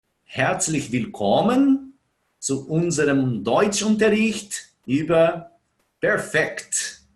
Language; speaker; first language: German; non-native, fluent; Portuguese